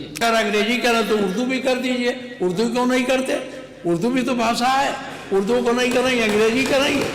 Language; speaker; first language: Hindi; native; Hindi